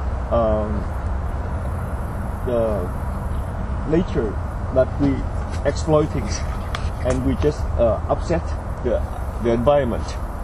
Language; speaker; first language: English; non-native, fluent; Vietnamese